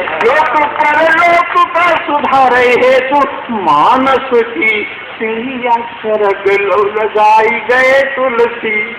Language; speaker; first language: Hindi; native; Hindi